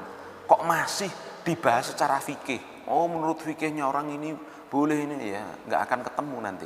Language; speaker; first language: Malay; non-native, local second language; Javanese